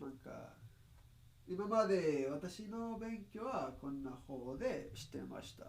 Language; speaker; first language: Japanese; non-native, learner; Spanish